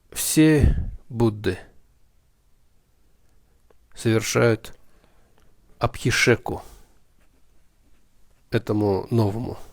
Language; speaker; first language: Russian; native; Russian